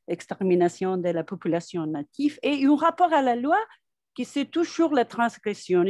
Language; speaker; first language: French; non-native, fluent; Spanish